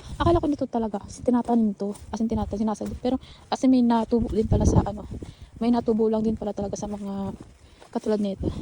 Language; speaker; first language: Filipino; native; Filipino